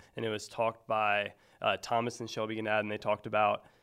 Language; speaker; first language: English; native; English